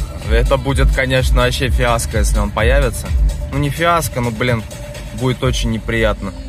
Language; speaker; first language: Russian; native; Russian